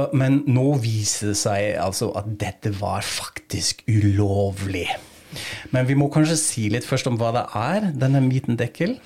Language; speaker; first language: Norwegian; non-native, fluent; German